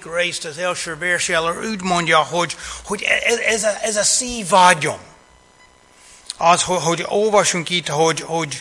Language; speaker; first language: Hungarian; non-native, fluent; English